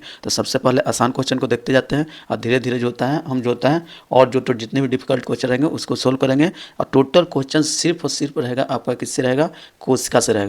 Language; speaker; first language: Hindi; native; Hindi